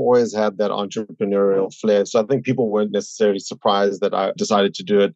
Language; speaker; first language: English; native; English